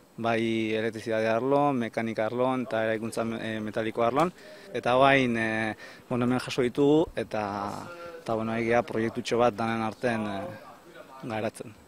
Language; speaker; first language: Basque; native; Basque